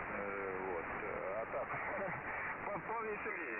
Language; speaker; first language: Russian; native; Russian